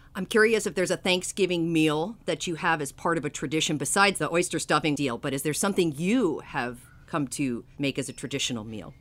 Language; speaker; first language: English; native; English